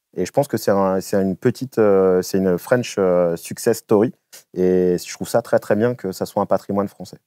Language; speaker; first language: French; native; French